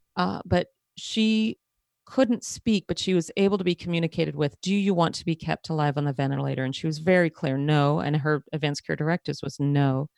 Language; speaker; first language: English; native; English